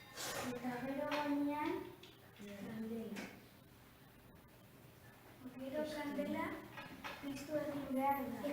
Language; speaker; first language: Basque; non-native, local second language; Spanish